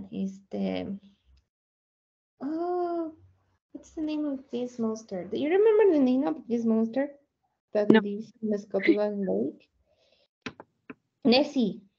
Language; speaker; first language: English; non-native, learner; Spanish